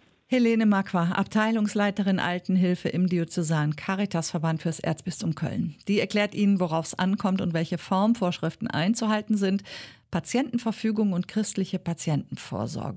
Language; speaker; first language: German; native; German